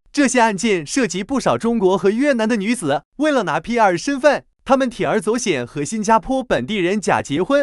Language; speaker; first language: Chinese; native; Chinese